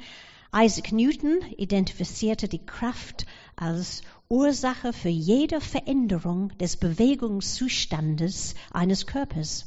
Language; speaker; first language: German; non-native, fluent; English